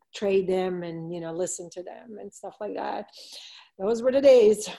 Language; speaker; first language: English; non-native, fluent; Serbian